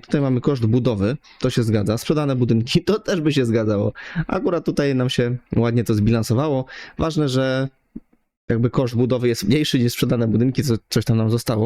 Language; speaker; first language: Polish; native; Polish